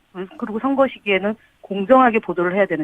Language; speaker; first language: Korean; native; Korean